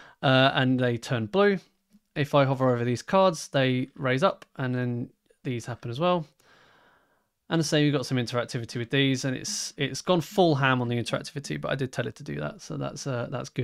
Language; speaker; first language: English; native; English